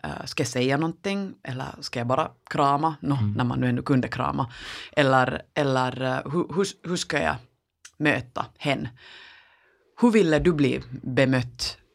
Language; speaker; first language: Swedish; native; Swedish